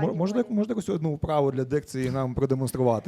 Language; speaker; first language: Ukrainian; native; Ukrainian